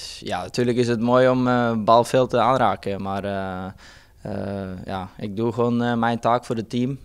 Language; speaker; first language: Dutch; non-native, fluent; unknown